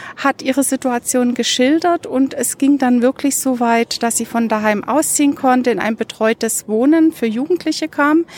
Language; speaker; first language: German; native; German